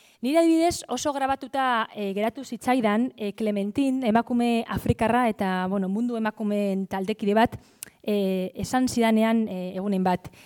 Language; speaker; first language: Basque; non-native, local second language; Spanish